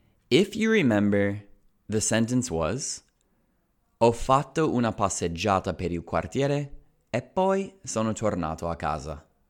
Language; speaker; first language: Italian; non-native, fluent; English